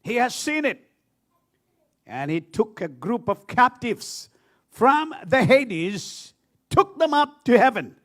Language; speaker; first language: English; non-native, local second language; Malayalam